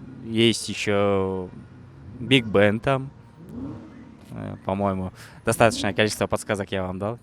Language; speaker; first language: Russian; non-native, local second language; Kyrgyz